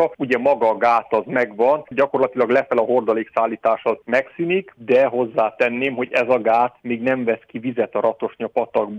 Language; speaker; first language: Hungarian; native; Hungarian